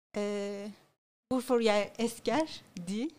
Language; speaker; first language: Norwegian; non-native, learner; Turkish